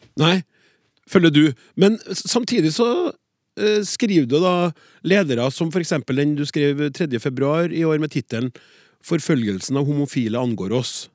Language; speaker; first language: Norwegian; native; Norwegian